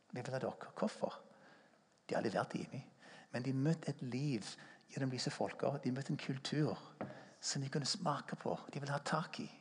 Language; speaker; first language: Norwegian; non-native, fluent; English